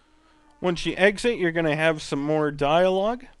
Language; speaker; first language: English; native; English